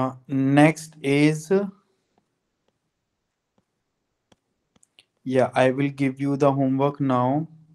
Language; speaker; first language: English; non-native, local second language; Hindi